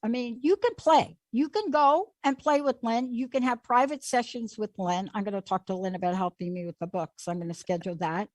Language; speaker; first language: English; native; English